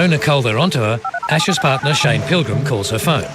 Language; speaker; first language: English; native; English